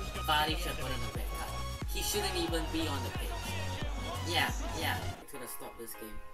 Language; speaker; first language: English; native; English